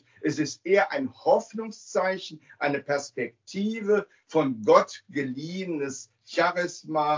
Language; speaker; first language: German; native; German